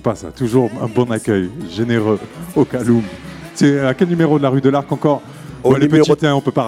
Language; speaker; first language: French; native; French